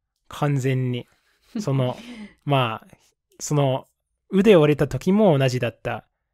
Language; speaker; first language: Japanese; non-native, fluent; English